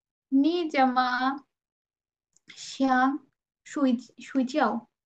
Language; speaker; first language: Chinese; non-native, learner; Bangla